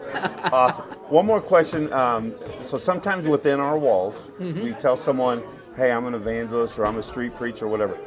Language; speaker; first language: English; native; English